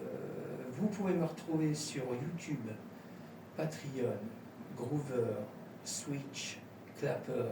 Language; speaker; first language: French; native; French